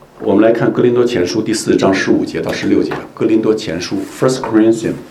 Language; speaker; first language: Chinese; native; Chinese